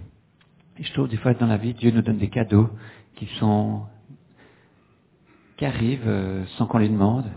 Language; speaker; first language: French; native; French